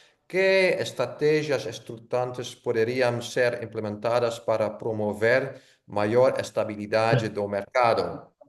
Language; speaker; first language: Portuguese; non-native, learner; Dutch